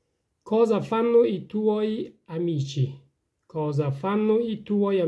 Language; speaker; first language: Italian; non-native, fluent; Persian